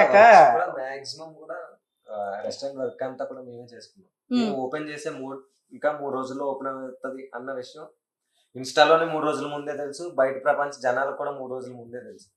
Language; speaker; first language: Telugu; native; Telugu